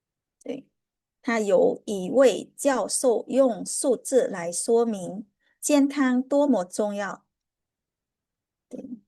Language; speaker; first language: Chinese; non-native, fluent; Khmer